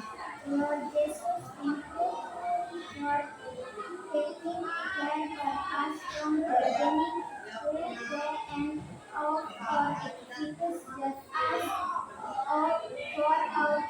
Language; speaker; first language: English; non-native, learner; Indonesian